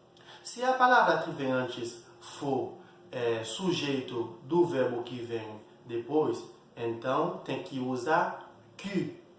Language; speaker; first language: Portuguese; non-native, fluent; Haitian Creole